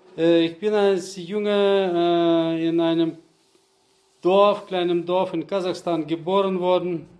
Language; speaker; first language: German; early bilingual, heritage; German